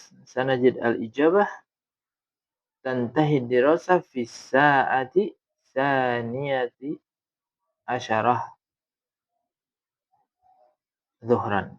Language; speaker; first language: Arabic; non-native, fluent; Indonesian